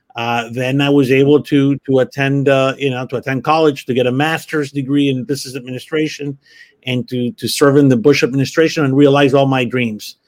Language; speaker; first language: English; early bilingual, other home language; Spanish